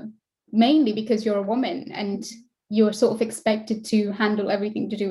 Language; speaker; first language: English; native; English